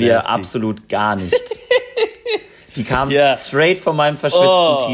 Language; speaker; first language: German; native; German